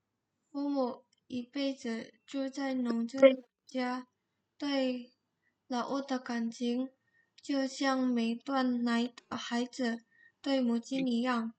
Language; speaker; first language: Chinese; non-native, learner; Indonesian